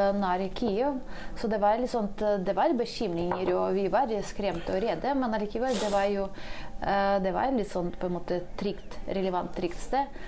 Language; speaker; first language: Norwegian; non-native, fluent; Ukrainian